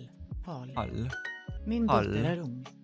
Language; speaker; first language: Swedish; non-native, learner; English